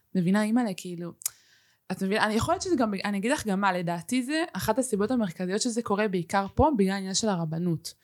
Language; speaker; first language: Hebrew; early bilingual, other home language; Spanish